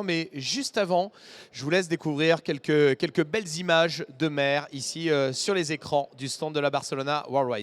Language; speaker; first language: French; native; French